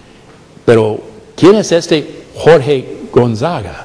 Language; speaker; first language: Spanish; non-native, fluent; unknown